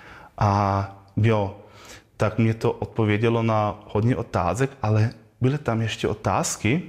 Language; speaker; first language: Czech; non-native, learner; German